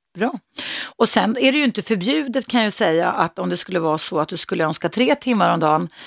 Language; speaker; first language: Swedish; native; Swedish